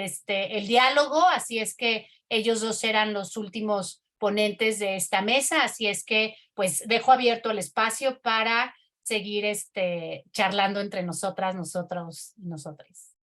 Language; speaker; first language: Spanish; native; Spanish